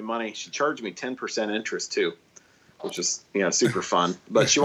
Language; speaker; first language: English; native; English